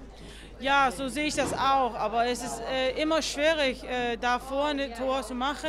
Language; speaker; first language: German; non-native, fluent; Danish